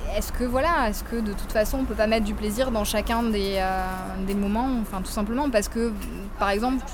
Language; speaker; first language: French; native; French